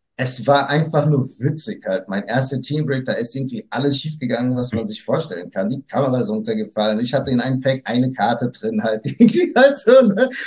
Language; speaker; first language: German; early bilingual, other home language; Portuguese